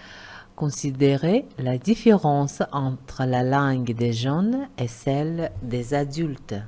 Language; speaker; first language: French; non-native, fluent; Uzbek